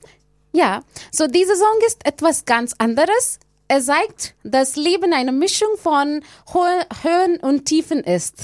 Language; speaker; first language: German; non-native, learner; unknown